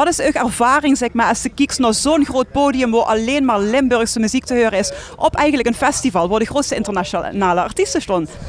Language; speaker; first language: Dutch; native; Dutch